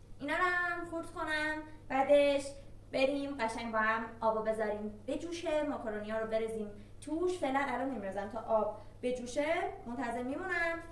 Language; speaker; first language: Persian; non-native, local second language; Azerbaijani